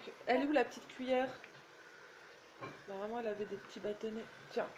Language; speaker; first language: French; native; French